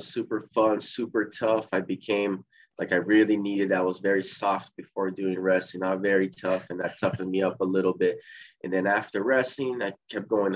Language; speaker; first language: English; early bilingual, other home language; Portuguese